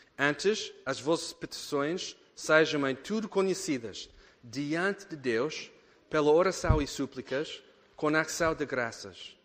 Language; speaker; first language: Portuguese; non-native, fluent; English